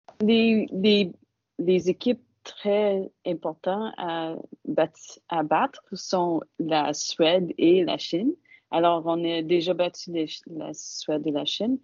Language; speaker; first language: French; non-native, local second language; English